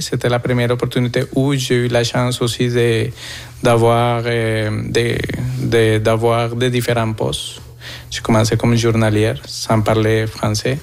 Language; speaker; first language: French; non-native, fluent; Spanish